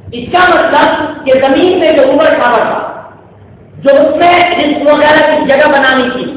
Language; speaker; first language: Urdu; native; Urdu